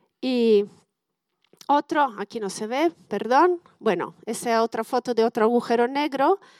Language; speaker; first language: Spanish; non-native, fluent; Italian